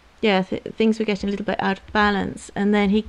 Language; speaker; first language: English; native; English